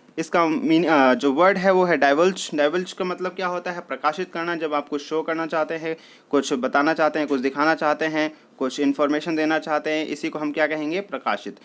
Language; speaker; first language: Hindi; native; Hindi